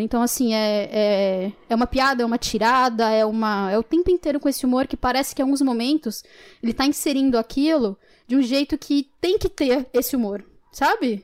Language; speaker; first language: Portuguese; native; Portuguese